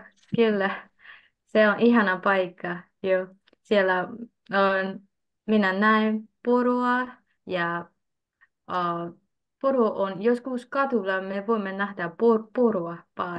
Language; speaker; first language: Finnish; non-native, learner; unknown